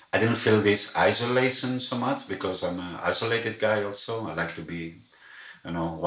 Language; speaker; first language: English; non-native, fluent; Greek